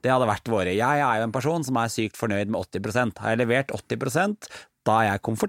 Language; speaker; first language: Norwegian; native; Norwegian